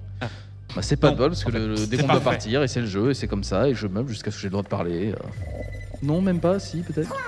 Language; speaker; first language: French; native; French